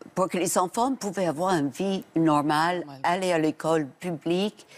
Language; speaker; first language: French; non-native, fluent; English